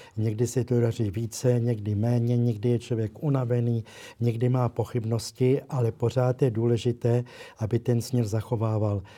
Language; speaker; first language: Czech; native; Czech